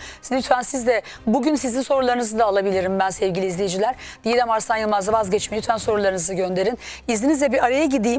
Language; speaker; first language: Turkish; native; Turkish